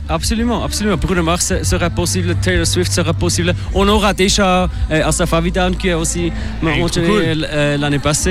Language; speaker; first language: French; non-native, local second language; German